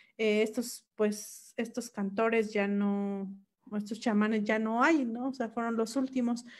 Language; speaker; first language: Spanish; non-native, local second language; Mixtepec Mixtec